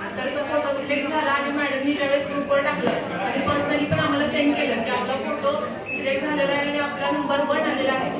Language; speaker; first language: Marathi; native; Marathi